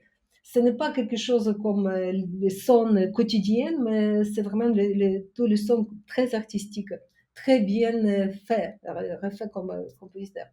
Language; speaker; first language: French; non-native, fluent; Ukrainian